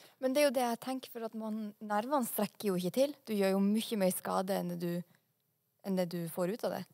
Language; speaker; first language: Norwegian; early bilingual, other home language; Urdu